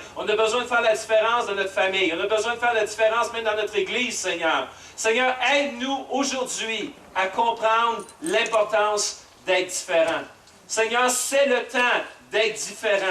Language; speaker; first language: French; native; French